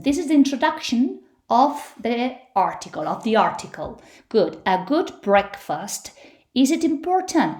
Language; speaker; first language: English; non-native, fluent; Spanish